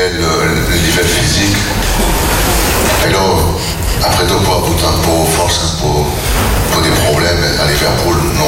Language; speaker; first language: Italian; non-native, learner; French